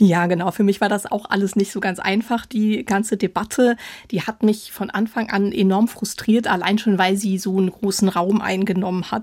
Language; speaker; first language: German; native; German